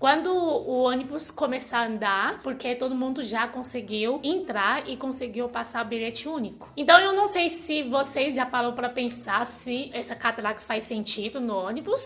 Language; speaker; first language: Portuguese; non-native, fluent; Chinese